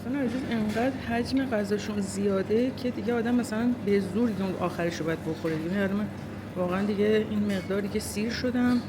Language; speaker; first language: Persian; native; Persian